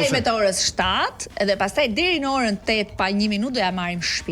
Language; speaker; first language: Albanian; native; Albanian